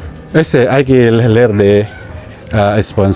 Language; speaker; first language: Spanish; non-native, learner; Filipino